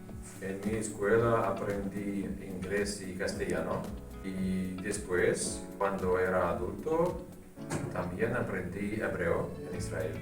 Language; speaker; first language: Spanish; non-native, learner; Russian